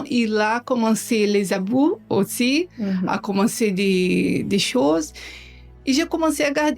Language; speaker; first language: French; non-native, learner; Portuguese